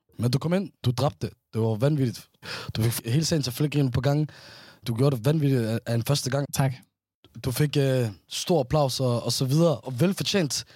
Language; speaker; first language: Danish; early bilingual, other home language; Somali